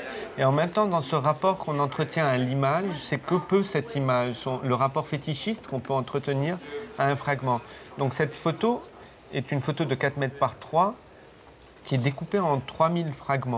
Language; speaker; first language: French; non-native, local second language; Arabic